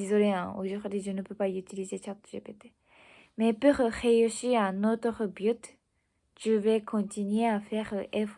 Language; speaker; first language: French; non-native, learner; Japanese